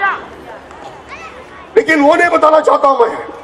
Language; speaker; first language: Hindi; non-native, local second language; Marathi